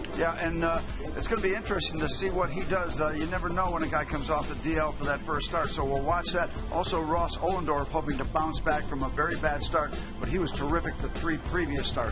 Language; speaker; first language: English; native; English